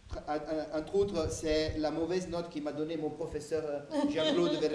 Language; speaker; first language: French; native; French